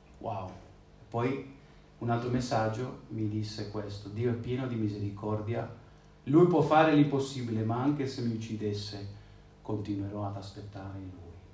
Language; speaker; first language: Italian; non-native, fluent; Spanish